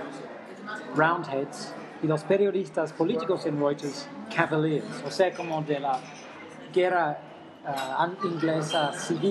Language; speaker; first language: Spanish; non-native, fluent; English